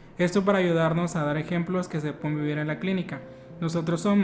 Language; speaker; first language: Spanish; native; Spanish